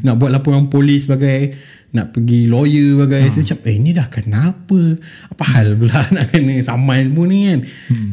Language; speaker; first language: Malay; native; Malay